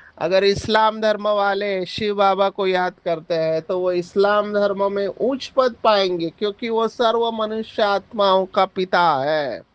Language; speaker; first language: Hindi; non-native, local second language; Marathi